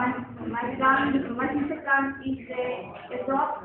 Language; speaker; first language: English; non-native, learner; Bangla